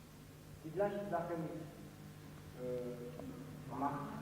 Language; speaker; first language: German; non-native, fluent; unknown